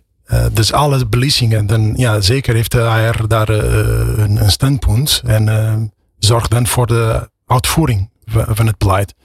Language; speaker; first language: Dutch; non-native, fluent; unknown